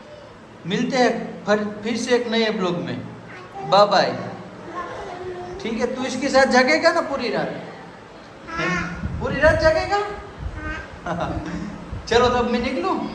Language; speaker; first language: Hindi; non-native, local second language; Gujarati